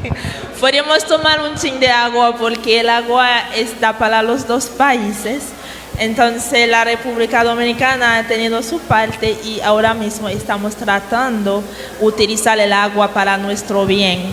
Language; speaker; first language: Spanish; non-native, fluent; Haitian Creole